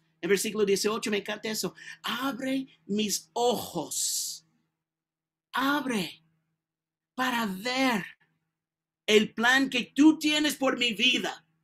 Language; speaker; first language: Spanish; non-native, learner; English